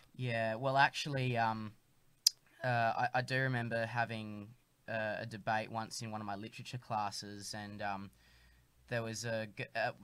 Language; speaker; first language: English; native; English